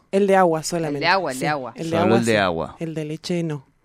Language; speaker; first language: Spanish; native; Spanish